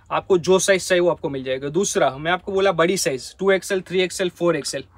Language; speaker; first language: Hindi; non-native, local second language; Gujarati